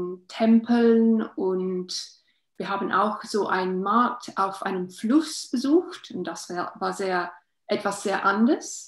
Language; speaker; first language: German; non-native, learner; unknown